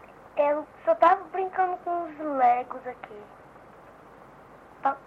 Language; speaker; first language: Portuguese; early bilingual, heritage; Portuguese